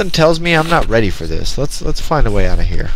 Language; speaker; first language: English; native; English